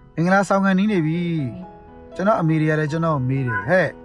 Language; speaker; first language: Burmese; native; Burmese